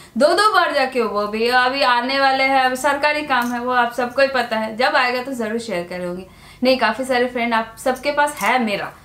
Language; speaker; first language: Hindi; non-native, local second language; Bangla